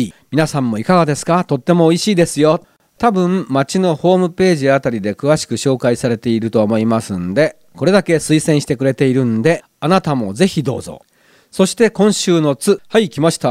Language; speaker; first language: Japanese; native; Japanese